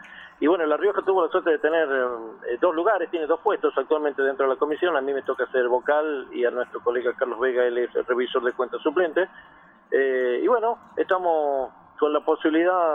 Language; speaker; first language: Spanish; native; Spanish